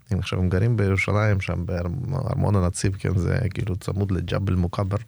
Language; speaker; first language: Hebrew; non-native, fluent; Russian